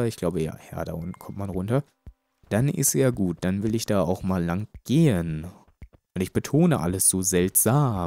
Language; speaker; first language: German; native; German